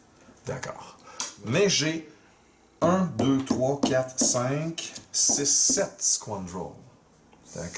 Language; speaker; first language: French; native; French